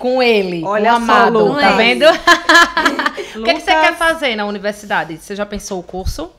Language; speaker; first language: Portuguese; native; Portuguese